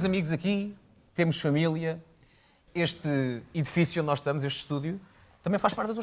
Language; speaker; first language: Portuguese; native; Portuguese